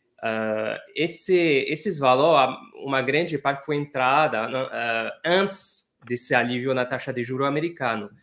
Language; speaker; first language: Portuguese; non-native, fluent; French